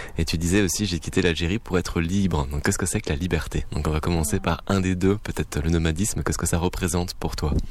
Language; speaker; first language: French; native; French